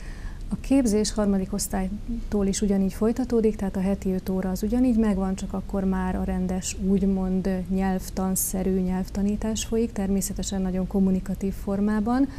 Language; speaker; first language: Hungarian; native; Hungarian